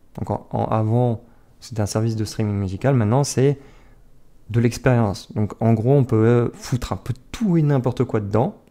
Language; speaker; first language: French; native; French